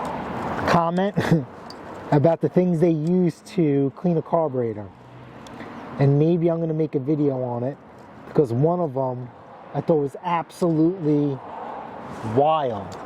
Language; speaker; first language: English; native; English